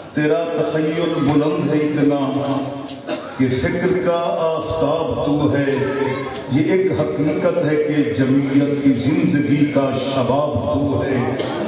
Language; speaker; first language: Urdu; non-native, local second language; Saraiki